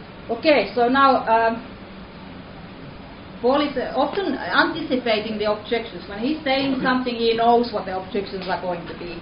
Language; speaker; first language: English; non-native, fluent; Finnish